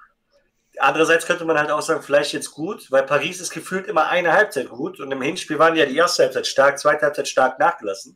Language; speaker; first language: German; native; German